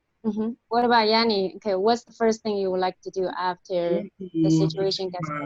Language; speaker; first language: English; non-native, fluent; Chinese